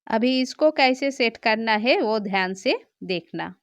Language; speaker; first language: Hindi; non-native, local second language; Bangla